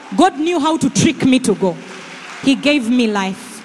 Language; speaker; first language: English; non-native, local second language; Ganda